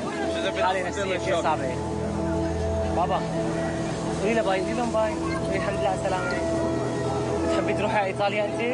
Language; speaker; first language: Arabic; native; Arabic